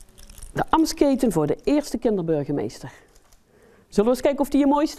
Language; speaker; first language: Dutch; native; Dutch